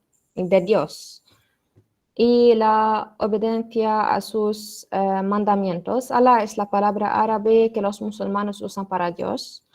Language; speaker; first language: Spanish; non-native, learner; Arabic